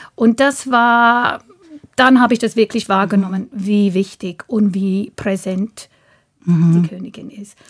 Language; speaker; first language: German; non-native, fluent; English